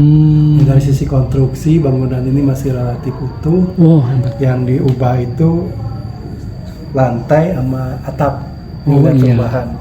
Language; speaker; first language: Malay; non-native, local second language; Sundanese